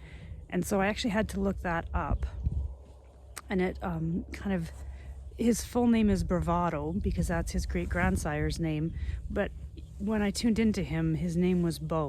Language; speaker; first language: English; native; English